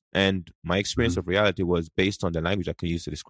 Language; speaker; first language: English; non-native, local second language; Jamaican Creole English